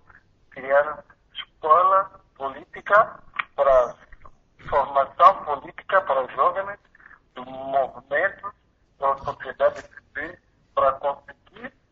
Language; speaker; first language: Spanish; non-native, learner; Portuguese